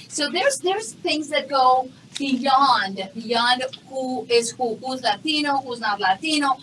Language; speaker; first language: English; non-native, fluent; Spanish